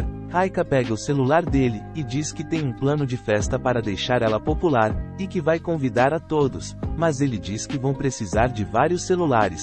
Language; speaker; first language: Portuguese; native; Portuguese